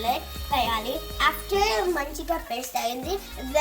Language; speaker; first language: Telugu; early bilingual, heritage; Telugu